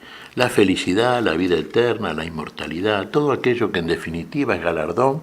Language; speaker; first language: Spanish; native; Spanish